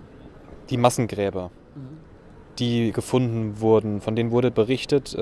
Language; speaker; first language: German; native; German